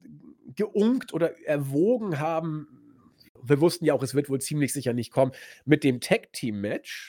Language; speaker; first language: German; native; German